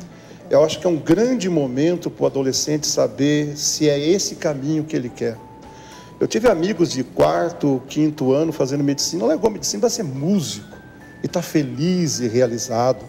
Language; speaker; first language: Portuguese; native; Portuguese